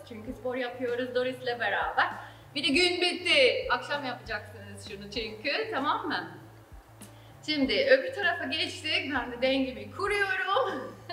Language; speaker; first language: Turkish; non-native, fluent; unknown